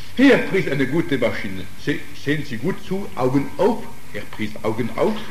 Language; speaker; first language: German; non-native, fluent; Italian